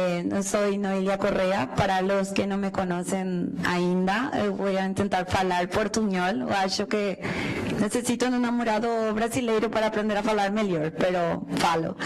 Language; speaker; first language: Portuguese; non-native, learner; Spanish